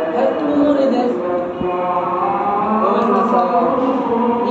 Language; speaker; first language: Japanese; non-native, learner; Bangla